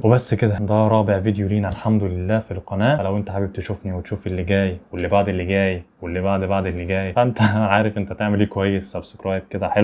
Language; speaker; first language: Arabic; native; Arabic